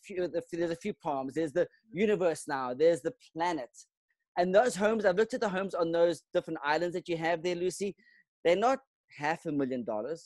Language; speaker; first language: English; non-native, local second language; Kabuverdianu